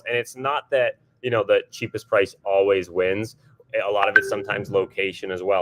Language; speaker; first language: English; native; English